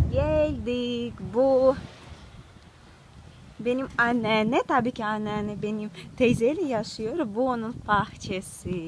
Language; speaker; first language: Turkish; non-native, learner; Russian